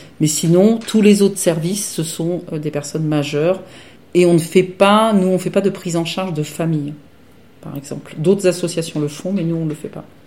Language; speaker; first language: French; native; French